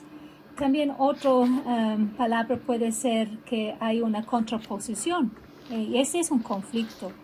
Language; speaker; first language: Spanish; non-native, fluent; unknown